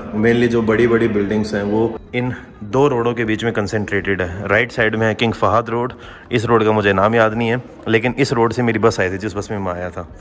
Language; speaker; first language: Hindi; native; Hindi